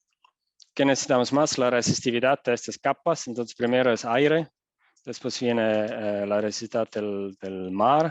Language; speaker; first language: Spanish; non-native, fluent; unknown